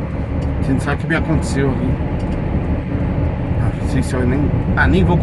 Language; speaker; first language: Portuguese; native; Portuguese